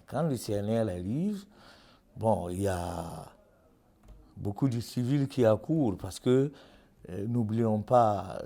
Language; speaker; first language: French; native; French